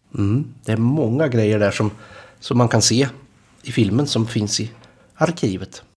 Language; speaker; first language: Swedish; native; Swedish